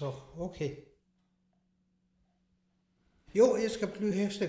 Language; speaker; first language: Danish; non-native, local second language; Kalaallisut